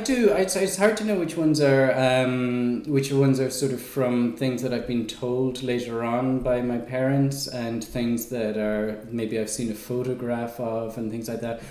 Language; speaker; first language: English; native; English